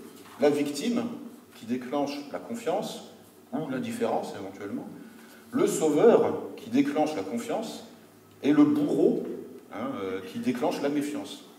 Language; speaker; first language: French; native; French